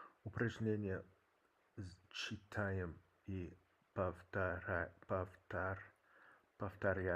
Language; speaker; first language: Russian; non-native, learner; English